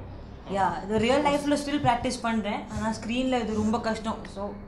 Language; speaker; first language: Tamil; non-native, learner; Hindi